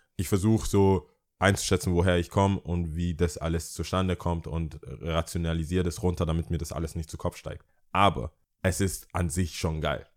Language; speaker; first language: German; early bilingual, other home language; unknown